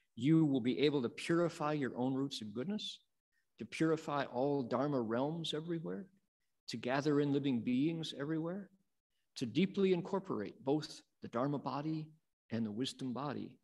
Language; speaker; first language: English; native; English